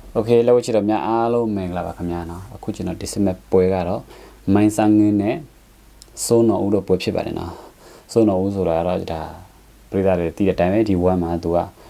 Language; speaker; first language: Burmese; non-native, local second language; S'gaw Karen